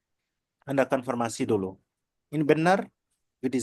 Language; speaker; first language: Indonesian; non-native, learner; Nepali